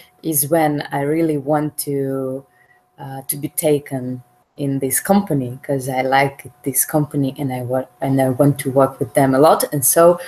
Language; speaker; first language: English; non-native, learner; Russian